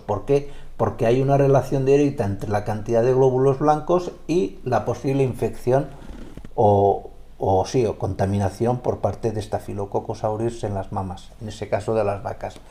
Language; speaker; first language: Spanish; native; Spanish